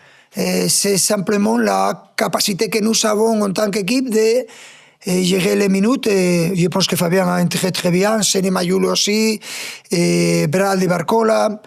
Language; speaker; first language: French; non-native, fluent; Spanish